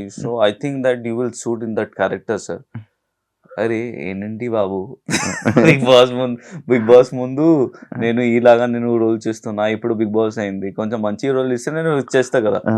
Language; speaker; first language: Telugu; non-native, local second language; Urdu